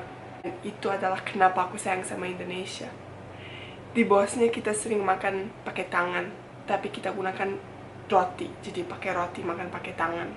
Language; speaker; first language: Indonesian; non-native, fluent; Bosnian